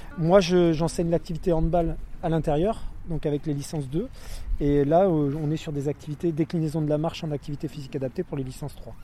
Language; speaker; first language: French; native; French